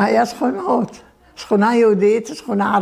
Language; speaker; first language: Hebrew; early bilingual, other home language; Turkish